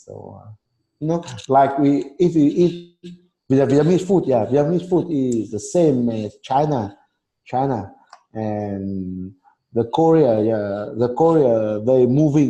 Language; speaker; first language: English; non-native, learner; Vietnamese